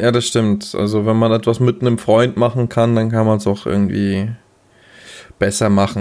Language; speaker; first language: German; native; German